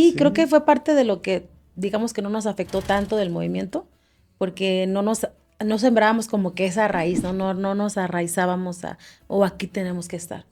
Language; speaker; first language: Spanish; native; Spanish